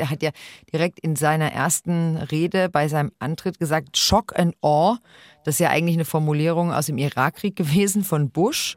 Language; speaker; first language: German; native; German